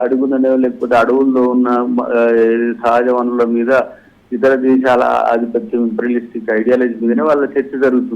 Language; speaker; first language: Telugu; native; Telugu